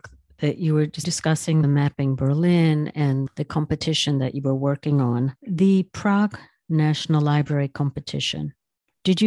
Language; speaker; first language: English; native; English